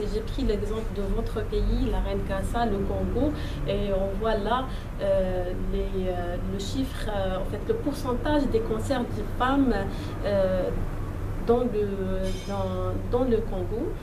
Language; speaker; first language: French; non-native, local second language; Arabic